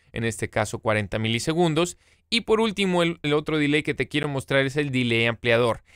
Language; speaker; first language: Spanish; native; Spanish